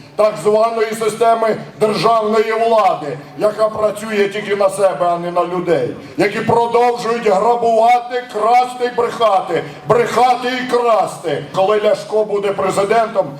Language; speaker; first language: Ukrainian; native; Ukrainian